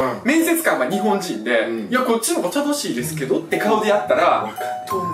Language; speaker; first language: Japanese; early bilingual, other home language; Russian